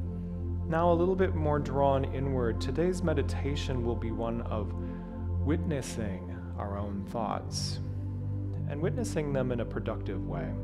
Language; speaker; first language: English; native; English